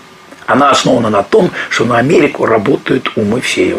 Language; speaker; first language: Russian; native; Russian